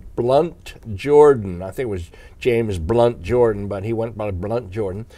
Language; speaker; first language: English; native; English